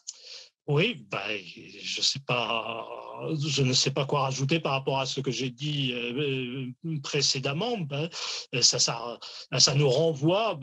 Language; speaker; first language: French; native; French